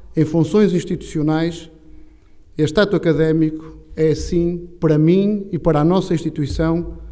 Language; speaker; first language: Portuguese; native; Portuguese